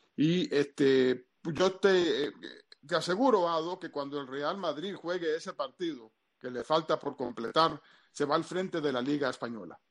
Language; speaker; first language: Spanish; early bilingual, heritage; Spanish